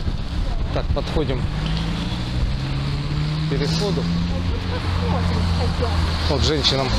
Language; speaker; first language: Russian; native; Russian